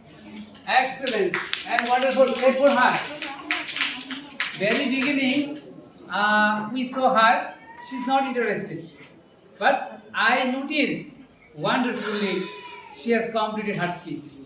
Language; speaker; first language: English; non-native, learner; Bangla